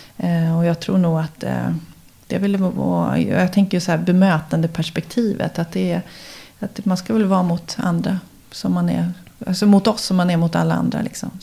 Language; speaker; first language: Swedish; native; Swedish